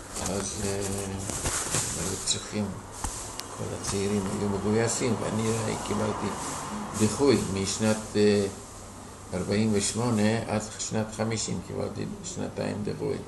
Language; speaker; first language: Hebrew; non-native, fluent; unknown